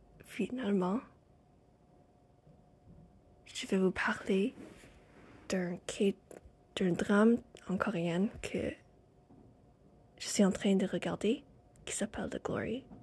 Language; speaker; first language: French; non-native, fluent; English